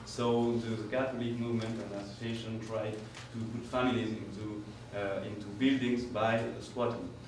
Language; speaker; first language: English; non-native, fluent; French